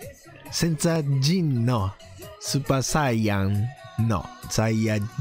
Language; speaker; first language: Italian; non-native, learner; Japanese